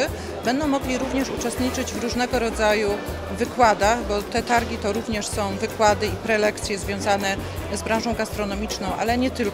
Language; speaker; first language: Polish; native; Polish